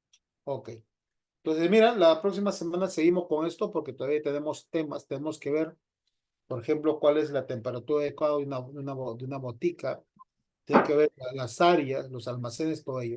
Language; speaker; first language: Spanish; native; Spanish